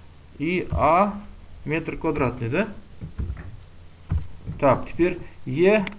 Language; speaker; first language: Russian; native; Russian